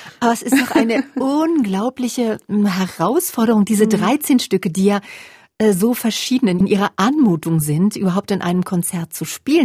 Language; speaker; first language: German; native; German